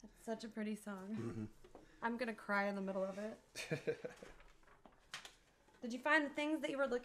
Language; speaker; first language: English; native; English